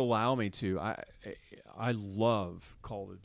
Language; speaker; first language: English; native; English